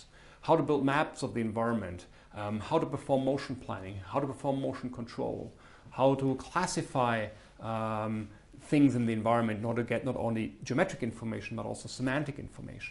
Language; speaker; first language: English; non-native, fluent; German